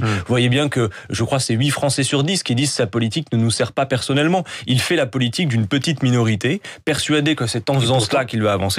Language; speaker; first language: French; native; French